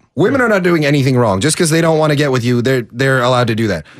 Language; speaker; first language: English; native; English